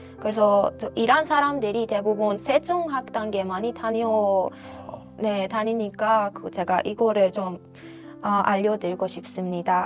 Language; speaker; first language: Korean; non-native, fluent; Persian